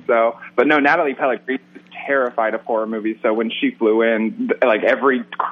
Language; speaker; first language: English; native; English